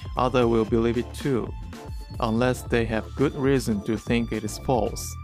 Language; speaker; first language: English; non-native, fluent; Japanese